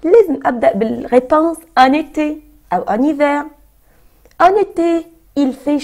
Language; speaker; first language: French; non-native, fluent; Arabic